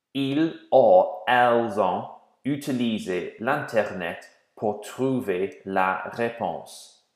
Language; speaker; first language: French; non-native, fluent; English